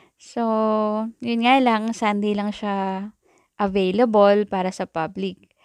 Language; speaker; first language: Filipino; native; Filipino